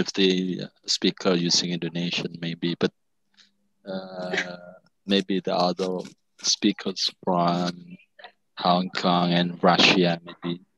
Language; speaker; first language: English; non-native, learner; Indonesian